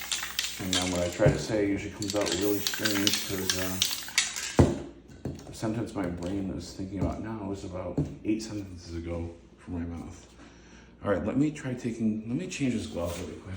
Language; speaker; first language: English; native; English